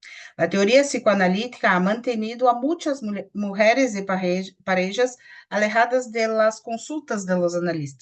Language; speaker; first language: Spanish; non-native, learner; Portuguese